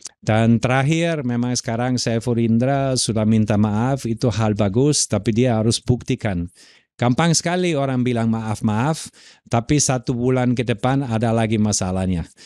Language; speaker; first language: Indonesian; non-native, fluent; German